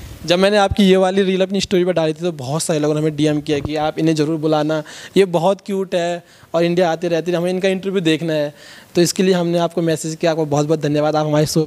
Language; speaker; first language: Hindi; native; Hindi